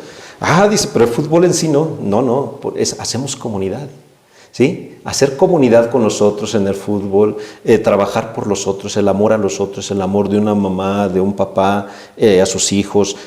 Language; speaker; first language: Spanish; native; Spanish